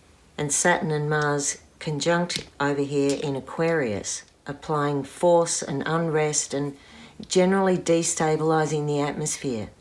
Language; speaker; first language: English; native; English